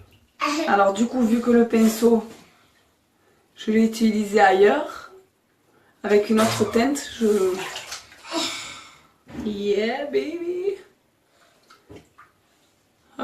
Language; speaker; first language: French; native; French